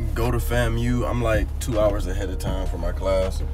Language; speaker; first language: English; native; English